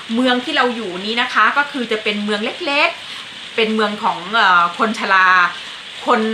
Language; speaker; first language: Thai; native; Thai